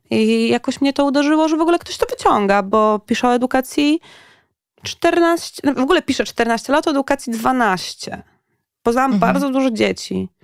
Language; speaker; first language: Polish; native; Polish